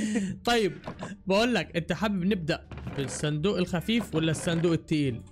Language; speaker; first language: Arabic; native; Arabic